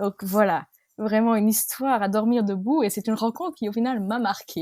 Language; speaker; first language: French; native; French